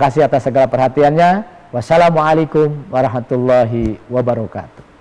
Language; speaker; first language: Indonesian; native; Indonesian